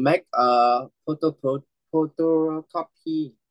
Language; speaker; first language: English; non-native, learner; Vietnamese